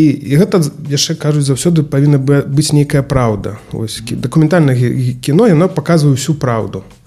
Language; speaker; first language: Belarusian; native; Belarusian